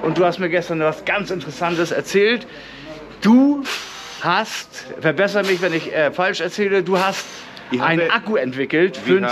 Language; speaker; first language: German; native; German